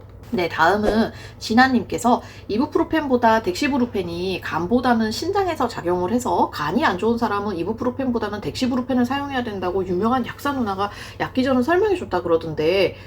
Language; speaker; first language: Korean; native; Korean